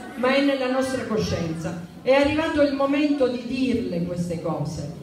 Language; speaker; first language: Italian; native; Italian